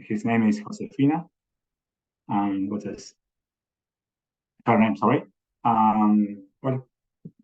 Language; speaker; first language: English; non-native, learner; Spanish